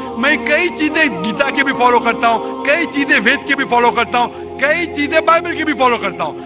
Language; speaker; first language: Urdu; non-native, local second language; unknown